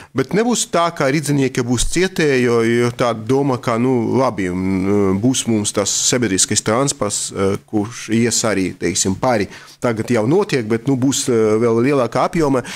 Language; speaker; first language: Latvian; non-native, local second language; Russian